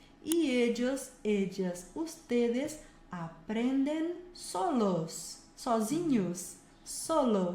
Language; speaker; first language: Spanish; non-native, fluent; Portuguese